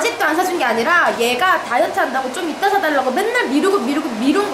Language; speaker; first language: Korean; native; Korean